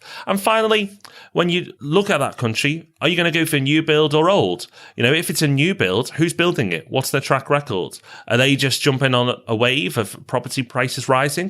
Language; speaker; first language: English; native; English